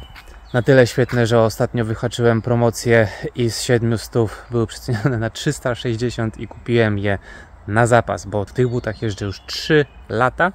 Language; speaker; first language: Polish; native; Polish